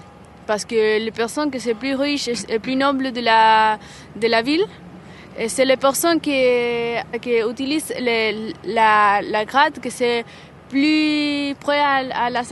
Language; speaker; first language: French; non-native, learner; Spanish